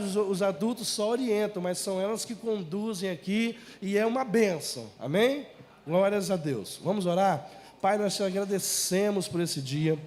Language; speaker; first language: Portuguese; native; Portuguese